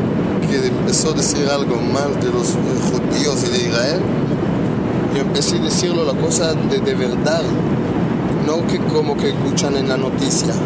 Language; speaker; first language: Spanish; early bilingual, heritage; Hebrew